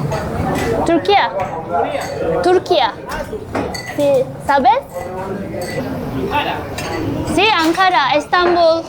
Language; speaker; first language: Spanish; non-native, learner; Turkish